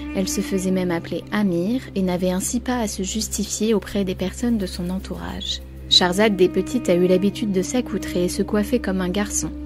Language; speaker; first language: French; native; French